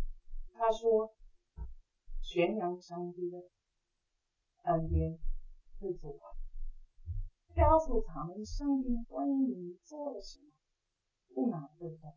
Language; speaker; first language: Chinese; non-native, fluent; English